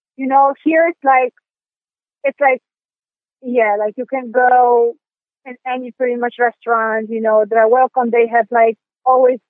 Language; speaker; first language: English; non-native, fluent; Polish